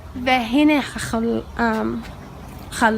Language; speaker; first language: Hebrew; non-native, learner; English